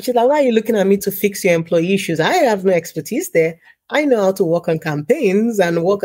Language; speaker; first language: English; non-native, local second language; Yoruba